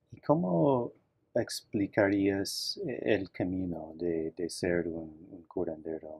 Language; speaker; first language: Spanish; non-native, fluent; English